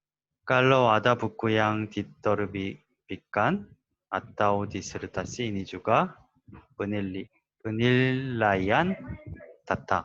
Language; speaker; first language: Indonesian; non-native, learner; Korean